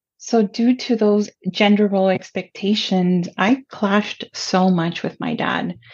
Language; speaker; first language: English; early bilingual, other home language; Spanish